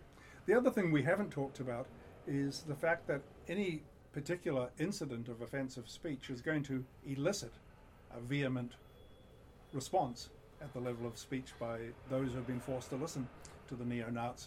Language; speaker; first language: English; native; English